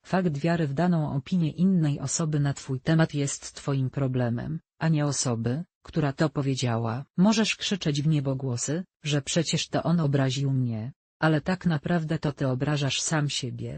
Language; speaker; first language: Polish; native; Polish